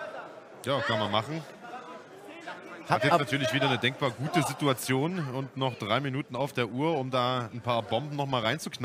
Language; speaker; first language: German; native; German